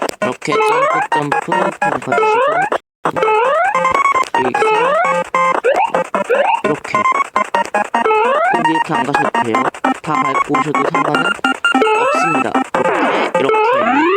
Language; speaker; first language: Korean; native; Korean